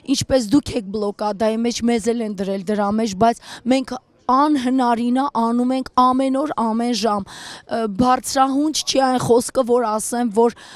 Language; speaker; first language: Armenian; native; Armenian